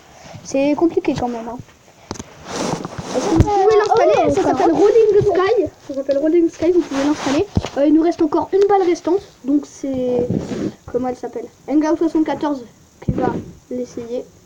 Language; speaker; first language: French; native; French